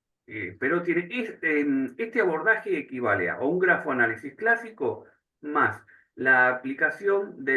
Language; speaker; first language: Spanish; native; Spanish